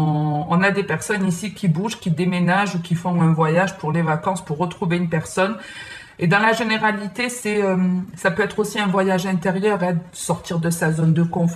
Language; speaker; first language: French; native; French